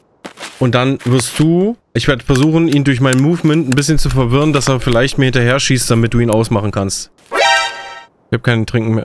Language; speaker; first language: German; native; German